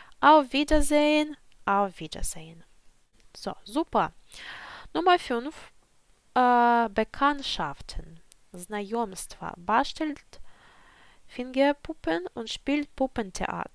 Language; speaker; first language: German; non-native, fluent; Ukrainian